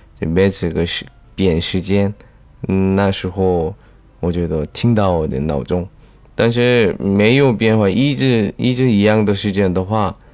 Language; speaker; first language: Chinese; non-native, learner; Korean